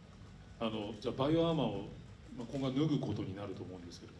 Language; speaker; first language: Japanese; native; Japanese